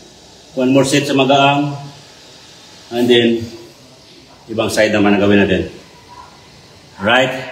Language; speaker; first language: Filipino; native; Filipino